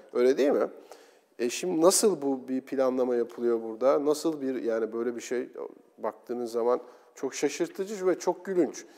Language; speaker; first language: Turkish; native; Turkish